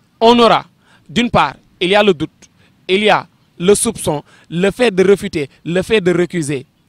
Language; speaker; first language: French; non-native, local second language; Wolof